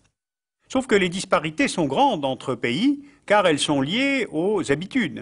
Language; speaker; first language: French; native; French